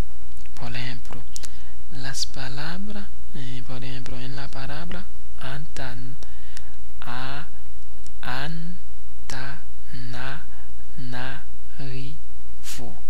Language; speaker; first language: Spanish; non-native, fluent; Haitian Creole